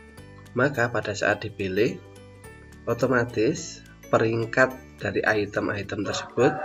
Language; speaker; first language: Indonesian; native; Indonesian